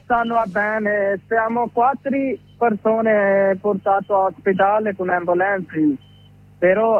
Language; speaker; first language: Italian; non-native, learner; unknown